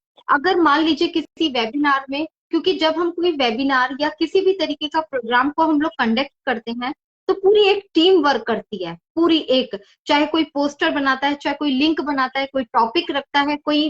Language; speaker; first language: Hindi; native; Hindi